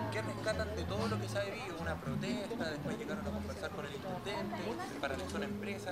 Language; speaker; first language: Spanish; native; Spanish